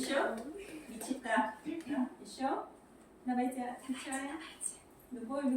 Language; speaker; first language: Russian; non-native, fluent; Korean